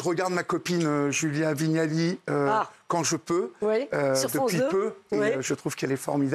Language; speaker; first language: French; native; French